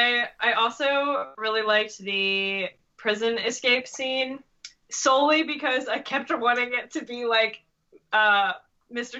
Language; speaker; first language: English; native; English